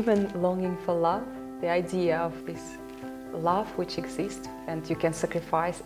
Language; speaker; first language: English; non-native, fluent; Russian